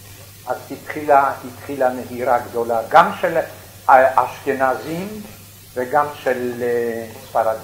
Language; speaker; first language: Hebrew; non-native, fluent; Yiddish